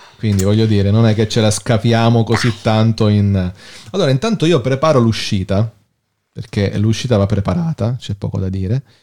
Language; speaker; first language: Italian; native; Italian